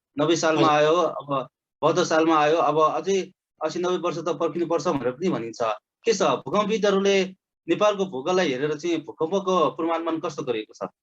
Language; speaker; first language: Nepali; native; Nepali